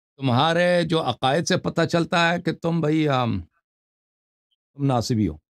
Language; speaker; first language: Urdu; non-native, local second language; Punjabi